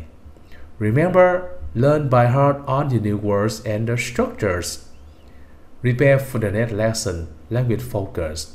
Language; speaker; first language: English; non-native, fluent; Vietnamese